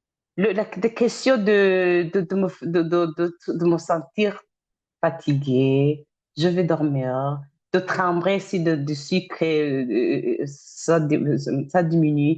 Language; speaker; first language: French; non-native, fluent; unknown